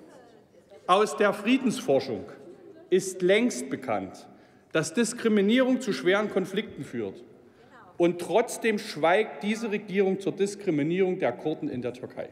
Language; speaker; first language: German; native; German